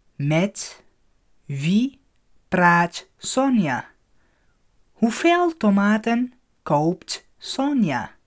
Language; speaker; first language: Dutch; non-native, fluent; Arabic